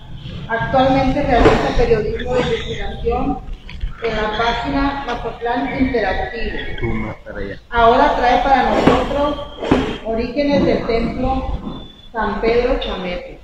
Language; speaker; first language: Spanish; native; Spanish